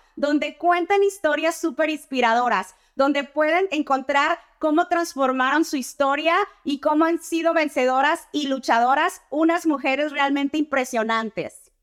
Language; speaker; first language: Spanish; native; Spanish